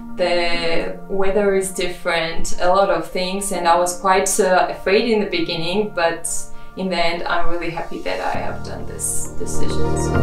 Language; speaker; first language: English; non-native, fluent; Georgian